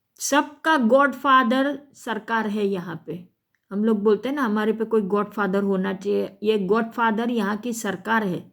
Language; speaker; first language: Hindi; non-native, local second language; Gujarati